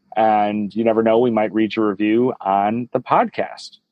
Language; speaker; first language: English; native; English